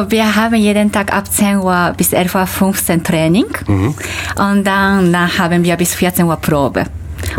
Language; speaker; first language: German; non-native, fluent; Japanese